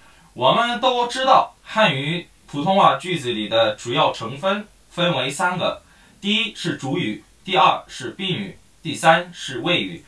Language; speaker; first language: Chinese; non-native, fluent; Korean